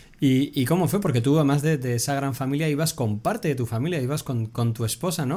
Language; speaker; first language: Spanish; native; Spanish